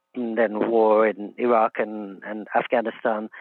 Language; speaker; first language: English; native; English